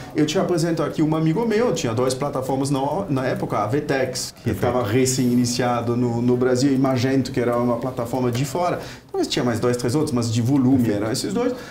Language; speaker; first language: Portuguese; non-native, fluent; German